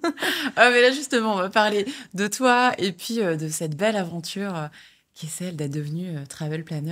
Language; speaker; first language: French; native; French